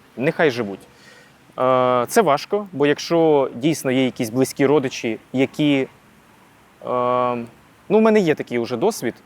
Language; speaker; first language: Ukrainian; non-native, local second language; Russian